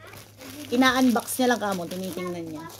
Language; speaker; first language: Filipino; native; Filipino